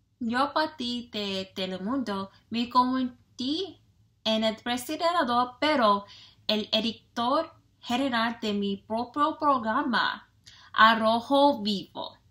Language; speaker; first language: Spanish; non-native, learner; English